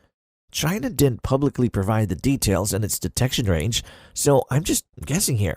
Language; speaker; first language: English; non-native, fluent; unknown